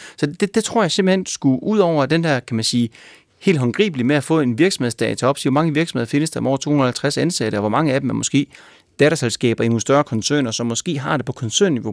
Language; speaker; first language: Danish; native; Danish